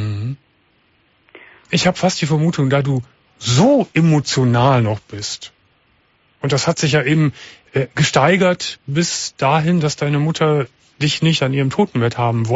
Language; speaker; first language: German; native; German